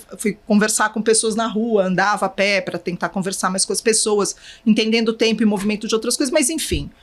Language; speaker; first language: Portuguese; native; Portuguese